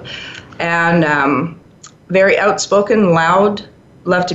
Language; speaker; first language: English; native; English